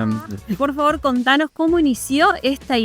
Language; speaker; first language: Spanish; native; Spanish